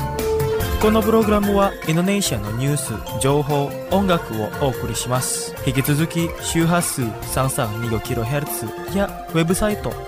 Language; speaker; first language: Japanese; non-native, fluent; Indonesian